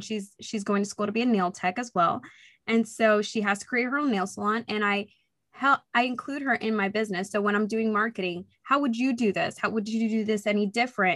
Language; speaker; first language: English; early bilingual, other home language; Spanish